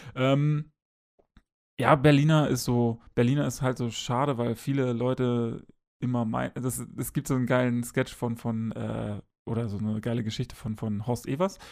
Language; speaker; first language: German; native; German